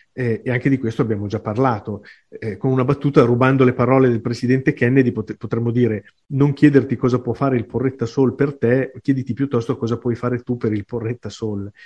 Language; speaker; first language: Italian; native; Italian